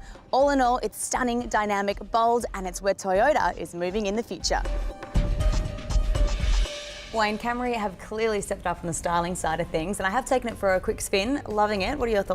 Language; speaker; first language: English; native; English